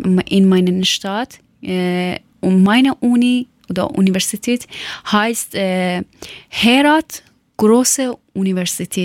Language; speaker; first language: German; non-native, learner; Persian